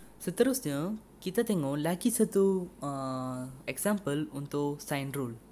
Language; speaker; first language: Malay; non-native, local second language; Tamil